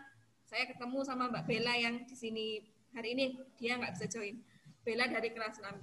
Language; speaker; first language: Indonesian; native; Indonesian